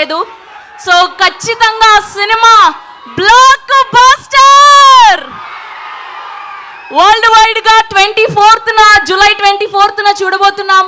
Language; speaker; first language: Telugu; native; Telugu